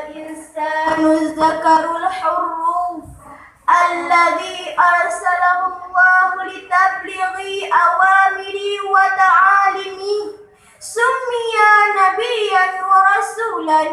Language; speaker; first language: Arabic; non-native, learner; Achinese